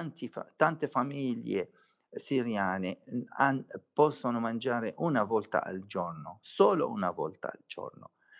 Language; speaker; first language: Italian; non-native, fluent; Arabic